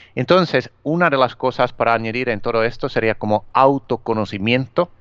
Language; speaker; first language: Spanish; non-native, fluent; Finnish